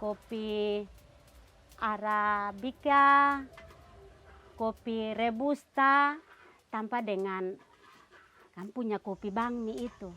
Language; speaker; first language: Indonesian; non-native, local second language; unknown